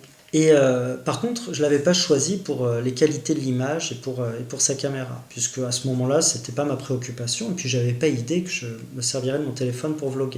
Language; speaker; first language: French; native; French